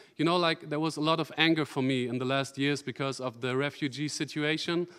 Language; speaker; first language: English; non-native, fluent; German